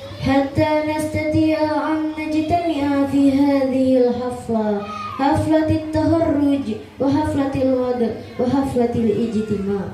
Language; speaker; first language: Arabic; non-native, learner; Indonesian